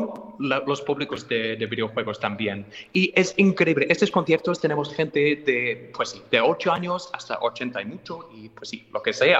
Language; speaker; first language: Spanish; non-native, fluent; English